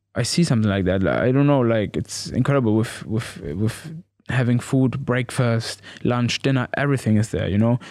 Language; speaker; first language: English; non-native, learner; German